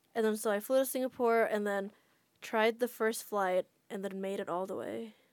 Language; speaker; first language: English; non-native, fluent; Indonesian